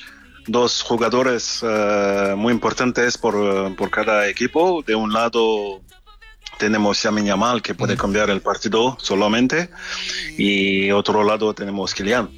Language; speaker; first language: Spanish; non-native, fluent; French